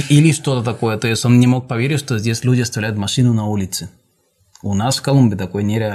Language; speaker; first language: Russian; non-native, fluent; Spanish